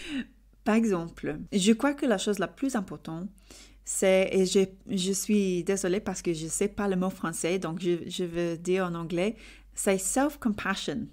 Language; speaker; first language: French; non-native, learner; English